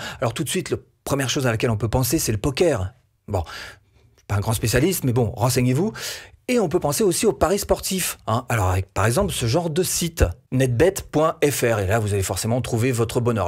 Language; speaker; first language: French; native; French